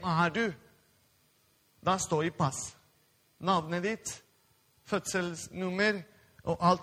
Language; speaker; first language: Norwegian; non-native, fluent; Spanish